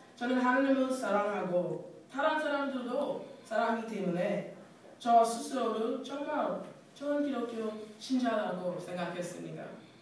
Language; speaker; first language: Korean; non-native, fluent; English